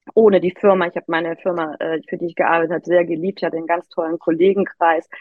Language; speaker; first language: German; native; German